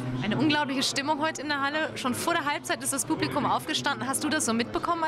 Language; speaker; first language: German; native; German